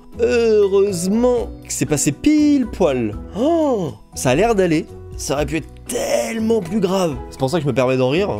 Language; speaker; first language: French; native; French